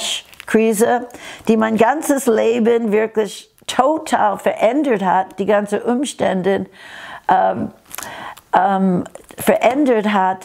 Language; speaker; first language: German; non-native, fluent; English